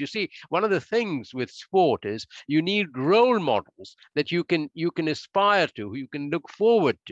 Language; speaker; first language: English; non-native, local second language; Bangla